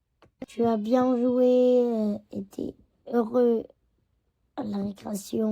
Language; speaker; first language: French; early bilingual, other home language; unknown